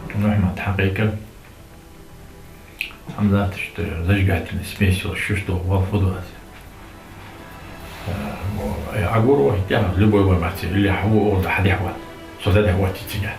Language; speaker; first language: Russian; non-native, local second language; Ingush